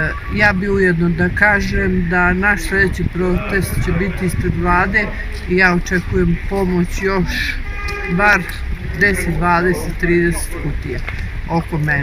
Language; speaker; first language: Bosnian; native; Bosnian